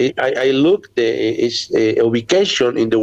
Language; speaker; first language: English; non-native, learner; Spanish